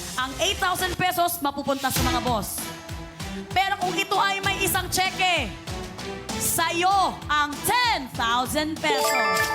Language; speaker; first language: Filipino; non-native, local second language; Cebuano